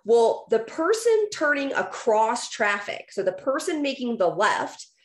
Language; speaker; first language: English; native; English